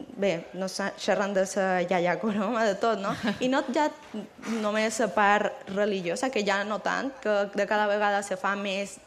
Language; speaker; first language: Catalan; early bilingual, other home language; Spanish